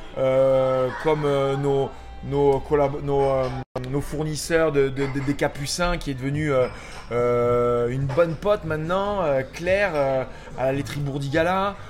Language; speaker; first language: French; native; French